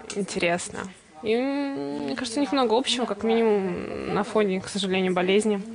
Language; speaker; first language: Russian; native; Russian